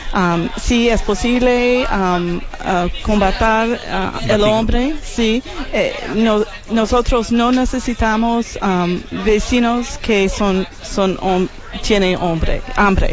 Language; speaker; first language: Spanish; non-native, learner; English